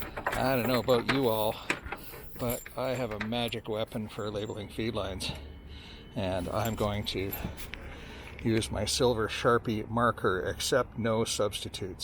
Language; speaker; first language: English; native; English